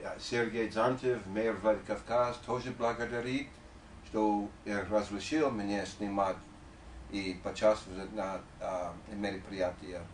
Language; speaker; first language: Russian; non-native, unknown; English